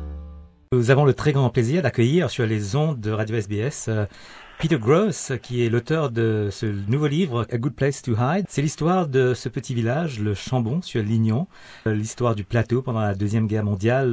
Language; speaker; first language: French; native; French